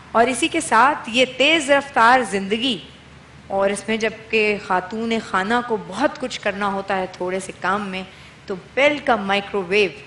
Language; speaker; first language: Urdu; native; Urdu